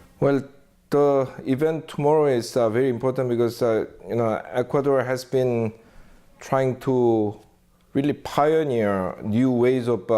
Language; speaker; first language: English; non-native, fluent; Korean